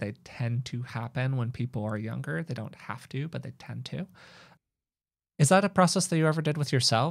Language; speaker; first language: English; native; English